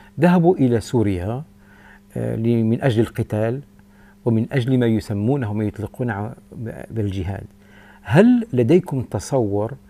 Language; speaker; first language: Arabic; native; Arabic